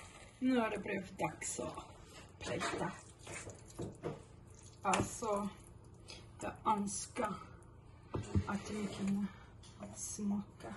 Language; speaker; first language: Swedish; non-native, fluent; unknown